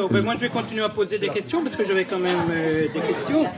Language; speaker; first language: French; native; French